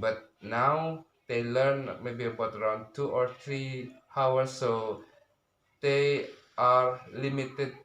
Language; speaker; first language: English; non-native, learner; Indonesian